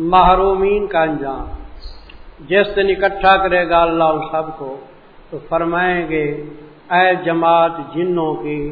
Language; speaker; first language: Urdu; non-native, local second language; Punjabi